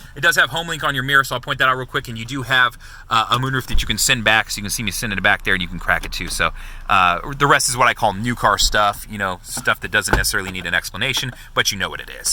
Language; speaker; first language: English; native; English